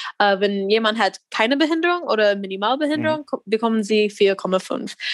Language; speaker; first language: German; non-native, learner; English